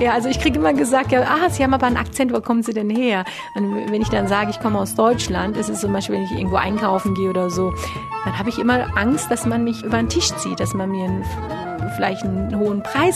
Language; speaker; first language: German; early bilingual, other home language; Turkish